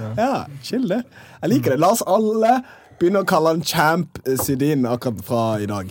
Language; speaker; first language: Norwegian; early bilingual, other home language; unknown